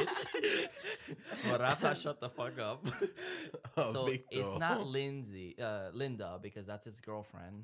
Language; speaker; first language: English; non-native, fluent; Spanish